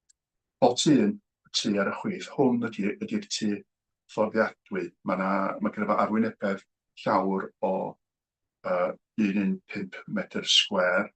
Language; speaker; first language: Welsh; native; Welsh